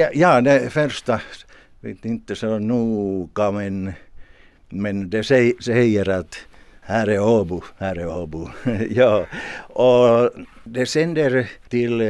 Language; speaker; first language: Swedish; non-native, local second language; Finnish